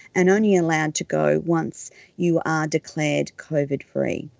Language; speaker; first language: English; native; English